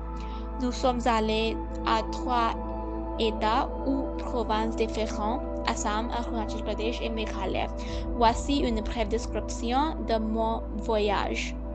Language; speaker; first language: French; non-native, learner; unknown